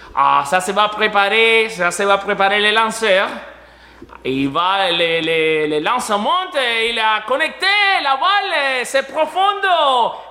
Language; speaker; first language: French; non-native, learner; Spanish